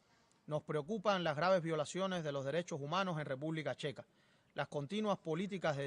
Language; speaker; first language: Spanish; native; Spanish